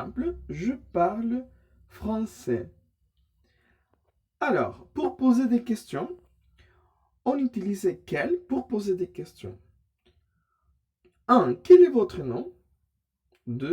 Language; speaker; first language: French; non-native, fluent; Spanish